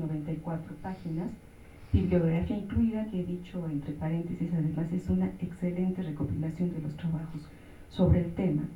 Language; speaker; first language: Spanish; native; Spanish